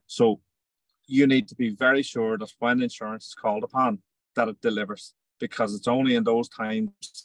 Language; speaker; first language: English; native; English